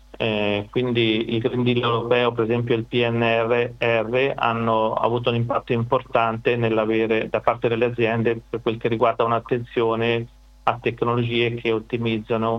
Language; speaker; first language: Italian; native; Italian